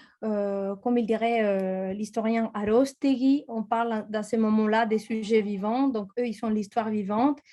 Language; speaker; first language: French; non-native, fluent; Spanish